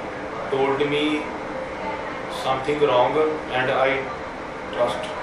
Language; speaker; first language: English; non-native, learner; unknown